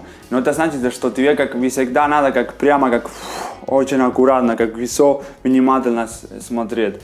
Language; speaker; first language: Russian; non-native, fluent; Spanish